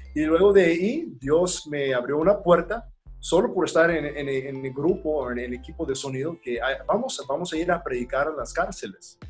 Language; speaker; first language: Spanish; early bilingual, heritage; Spanish